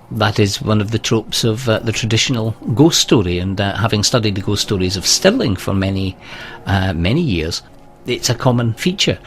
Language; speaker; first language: English; native; English